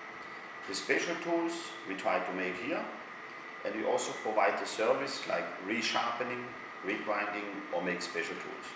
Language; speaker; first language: English; non-native, fluent; German